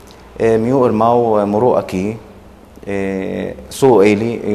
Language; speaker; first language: Portuguese; non-native, learner; Arabic